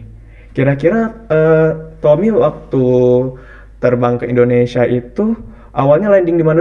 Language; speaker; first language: Indonesian; native; Indonesian